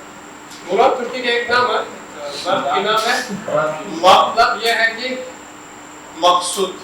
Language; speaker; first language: Hindi; non-native, learner; Turkish